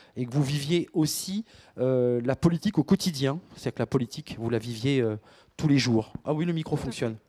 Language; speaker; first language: French; native; French